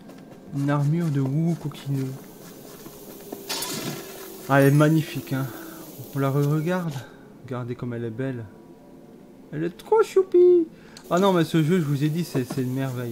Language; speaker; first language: French; native; French